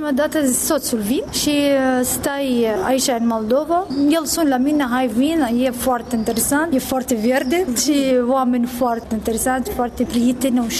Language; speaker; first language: Romanian; non-native, learner; Arabic